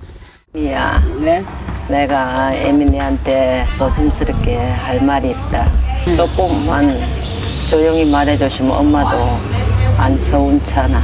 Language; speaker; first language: Korean; native; Korean